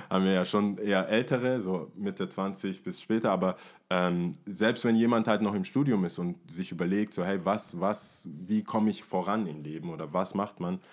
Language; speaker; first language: German; native; German